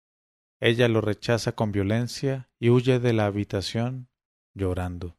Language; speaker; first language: Spanish; native; Spanish